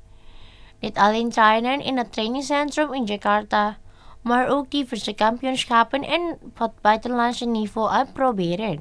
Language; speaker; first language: Dutch; non-native, fluent; Indonesian